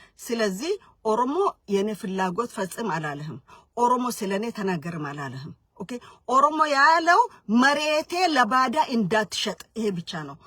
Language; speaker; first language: Amharic; non-native, local second language; Oromo